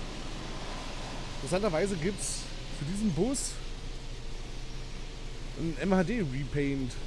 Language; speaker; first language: German; native; German